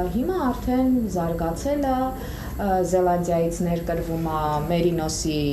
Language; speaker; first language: Armenian; native; Armenian